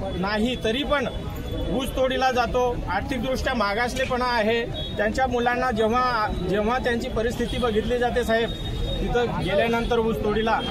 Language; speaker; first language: Marathi; non-native, local second language; Lambadi